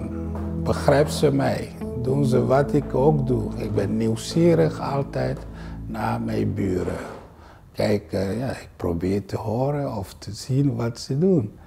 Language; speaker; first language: Dutch; non-native, learner; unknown